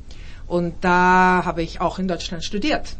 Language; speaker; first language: German; early bilingual, heritage; German